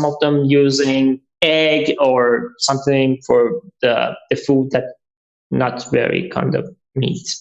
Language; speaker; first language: English; non-native, learner; Persian